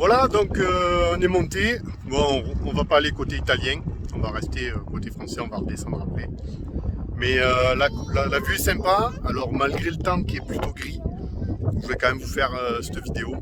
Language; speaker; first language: French; native; French